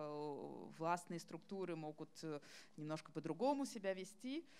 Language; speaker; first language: Russian; native; Russian